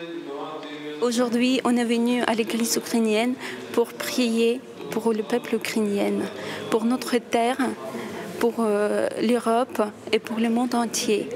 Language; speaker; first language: French; non-native, fluent; Ukrainian